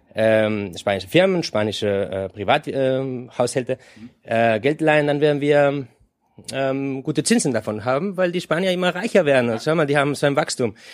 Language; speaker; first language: German; non-native, fluent; Spanish